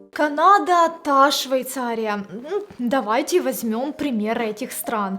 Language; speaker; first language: Ukrainian; non-native, local second language; Russian